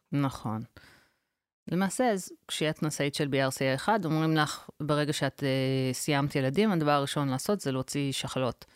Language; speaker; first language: Hebrew; early bilingual, other home language; English